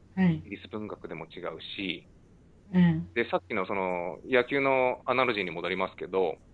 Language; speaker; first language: Japanese; native; Japanese